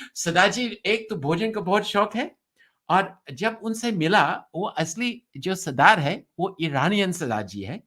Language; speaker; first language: Hindi; non-native, learner; English